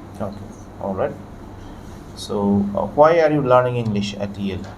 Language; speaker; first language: English; non-native, fluent; Bangla